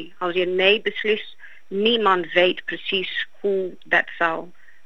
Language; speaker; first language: Dutch; non-native, fluent; Greek